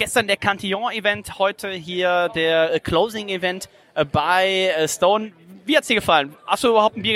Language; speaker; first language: German; native; German